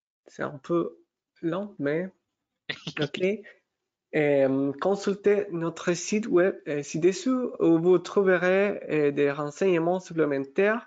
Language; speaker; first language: French; non-native, fluent; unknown